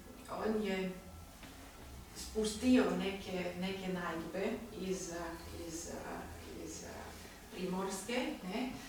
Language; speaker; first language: Slovenian; non-native, learner; German